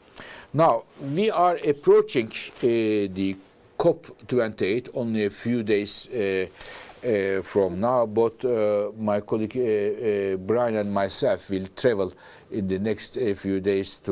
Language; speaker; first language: English; non-native, fluent; Turkish